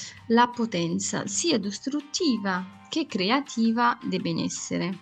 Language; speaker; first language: Italian; non-native, fluent; Arabic